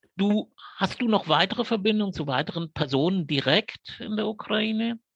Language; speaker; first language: German; native; German